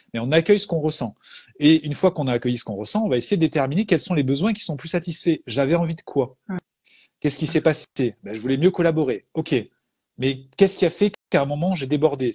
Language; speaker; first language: French; native; French